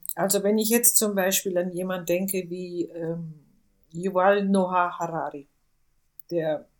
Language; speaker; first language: German; non-native, fluent; Italian